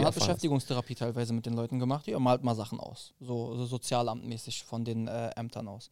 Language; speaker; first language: German; early bilingual, other home language; Arabic